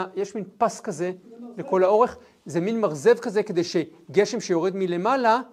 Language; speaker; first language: Hebrew; native; Hebrew